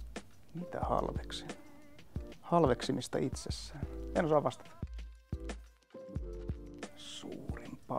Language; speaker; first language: Finnish; native; Finnish